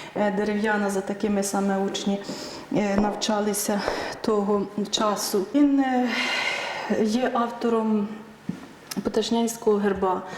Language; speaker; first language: Ukrainian; native; Ukrainian